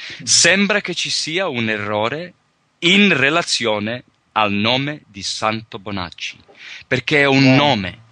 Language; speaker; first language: Italian; early bilingual, heritage; Italian